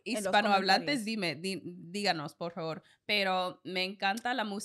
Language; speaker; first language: Spanish; non-native, learner; English